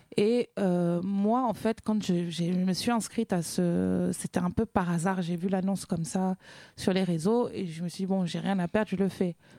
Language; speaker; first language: French; native; French